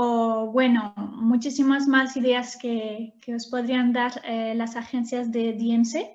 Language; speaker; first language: Spanish; non-native, fluent; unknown